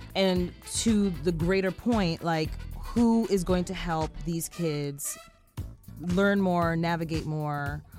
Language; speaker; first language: English; early bilingual, other home language; Spanish